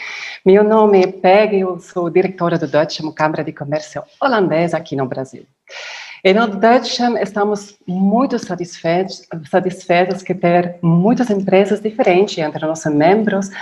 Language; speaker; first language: Portuguese; non-native, fluent; Dutch